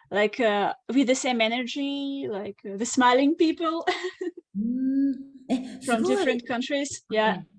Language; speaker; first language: English; non-native, fluent; Russian